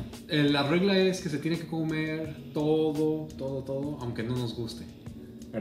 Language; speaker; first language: Spanish; early bilingual, other home language; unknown